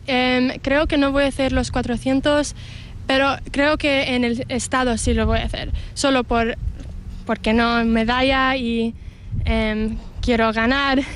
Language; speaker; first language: Spanish; early bilingual, heritage; Spanish